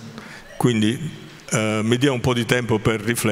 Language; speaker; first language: Italian; native; Italian